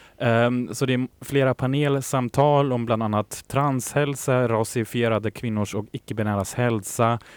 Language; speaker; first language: Swedish; native; Swedish